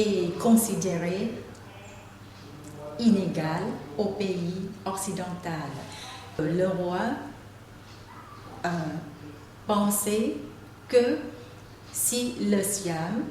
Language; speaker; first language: French; non-native, fluent; Thai